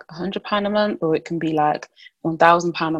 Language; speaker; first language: English; native; English